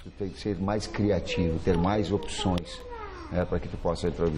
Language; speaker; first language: Portuguese; native; Portuguese